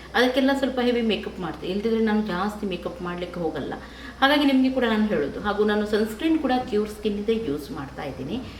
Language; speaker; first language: Kannada; native; Kannada